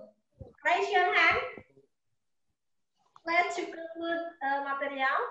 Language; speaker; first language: English; non-native, learner; Indonesian